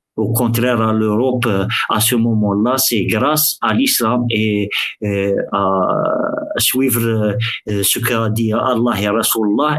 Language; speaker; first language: French; early bilingual, other home language; Arabic